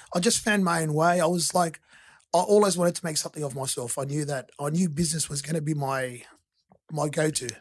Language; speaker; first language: English; early bilingual, other home language; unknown